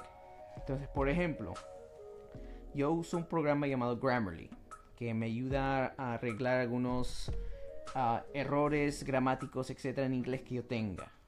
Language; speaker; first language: Spanish; early bilingual, heritage; Spanish